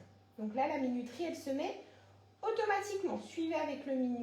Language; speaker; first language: French; native; French